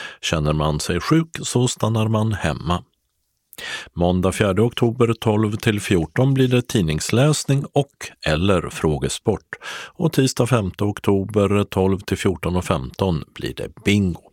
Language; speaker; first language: Swedish; native; Swedish